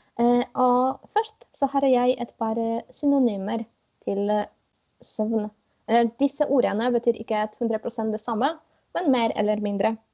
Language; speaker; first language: Norwegian; non-native, fluent; Polish